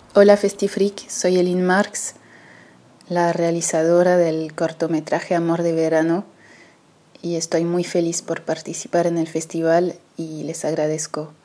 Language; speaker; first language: Spanish; early bilingual, other home language; French